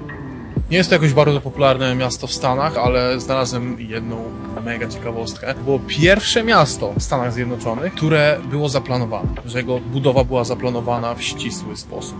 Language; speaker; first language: Polish; native; Polish